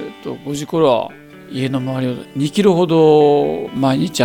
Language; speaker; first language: Japanese; native; Japanese